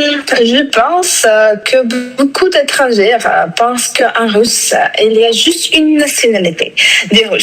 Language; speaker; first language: French; non-native, fluent; Russian